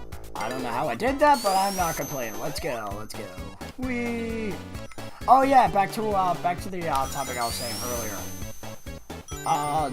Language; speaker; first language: English; native; English